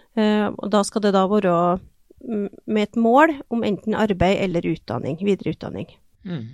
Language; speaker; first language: Norwegian; native; Norwegian